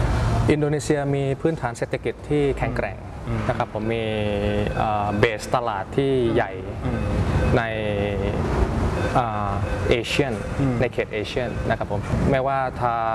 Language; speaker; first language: Thai; early bilingual, other home language; Indonesian